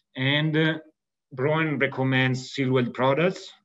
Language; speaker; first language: English; non-native, fluent; Italian